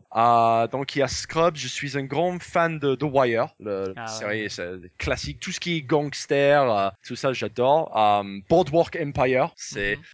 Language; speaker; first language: French; non-native, fluent; English